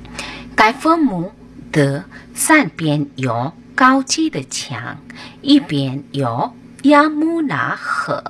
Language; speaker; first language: Chinese; non-native, learner; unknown